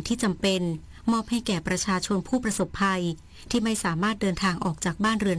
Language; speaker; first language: Thai; native; Thai